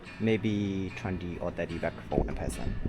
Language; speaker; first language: English; non-native, learner; Burmese